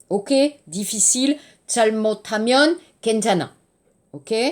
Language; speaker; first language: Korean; non-native, learner; French